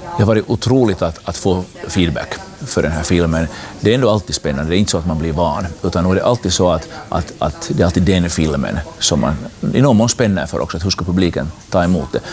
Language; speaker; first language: Swedish; native; Swedish